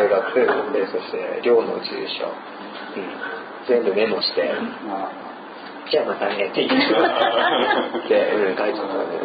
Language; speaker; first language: Japanese; non-native, fluent; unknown